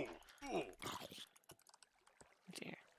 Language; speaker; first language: English; native; English